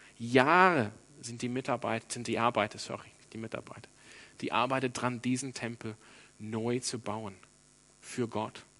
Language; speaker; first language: German; non-native, fluent; English